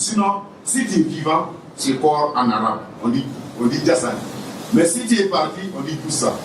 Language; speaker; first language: French; non-native, local second language; Wolof